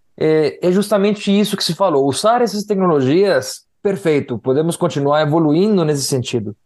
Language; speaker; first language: Portuguese; non-native, fluent; Spanish